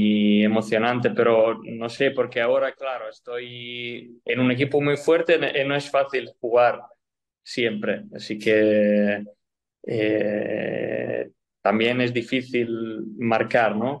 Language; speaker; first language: Spanish; non-native, fluent; Italian